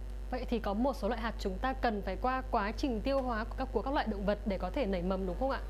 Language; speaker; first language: Vietnamese; native; Vietnamese